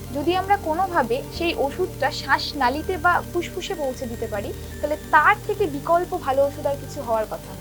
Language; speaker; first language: Bangla; native; Bangla